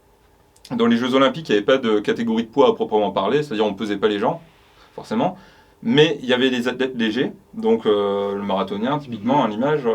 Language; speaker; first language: French; native; French